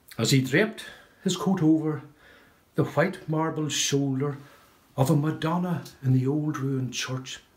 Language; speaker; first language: English; native; English